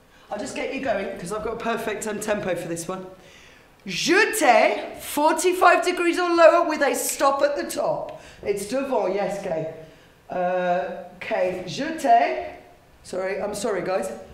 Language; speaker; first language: English; native; English